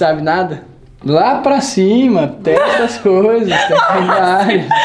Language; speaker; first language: Portuguese; native; Portuguese